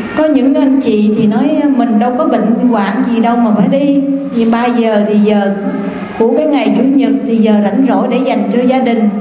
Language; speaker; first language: Vietnamese; native; Vietnamese